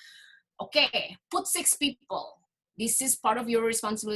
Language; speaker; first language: English; non-native, fluent; Indonesian